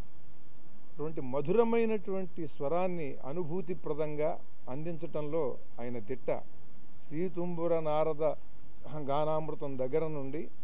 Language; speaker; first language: Telugu; native; Telugu